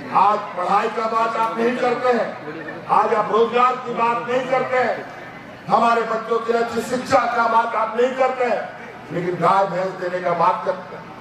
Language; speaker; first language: Hindi; non-native, local second language; Santali